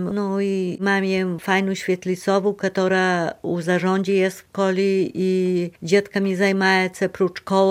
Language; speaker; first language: Polish; non-native, local second language; Belarusian